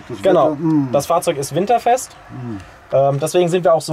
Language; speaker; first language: German; native; German